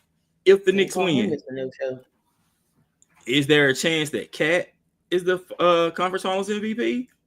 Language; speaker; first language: English; native; English